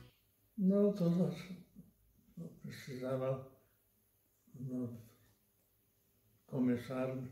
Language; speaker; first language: Portuguese; non-native, learner; Polish